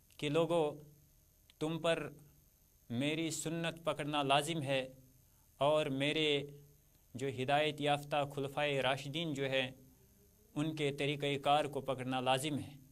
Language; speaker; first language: Urdu; non-native, local second language; Kashmiri